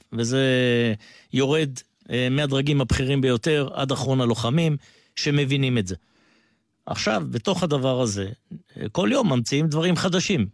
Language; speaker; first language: Hebrew; native; Hebrew